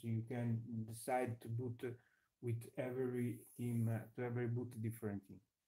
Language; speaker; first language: English; non-native, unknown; Italian